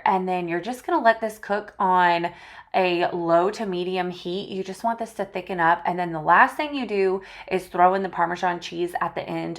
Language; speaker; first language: English; native; English